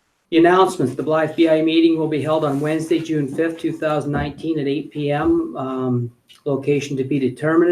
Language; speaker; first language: English; native; English